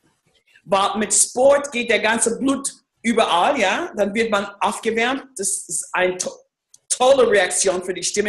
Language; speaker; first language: German; non-native, fluent; English